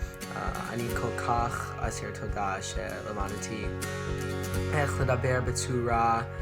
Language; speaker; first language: Hebrew; non-native, learner; English